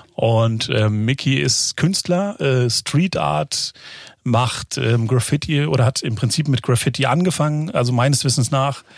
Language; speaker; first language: German; native; German